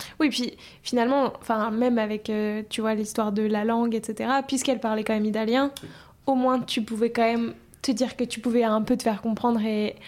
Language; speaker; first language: French; native; French